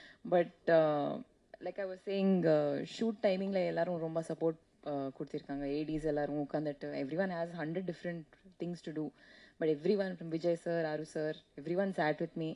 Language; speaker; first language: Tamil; non-native, learner; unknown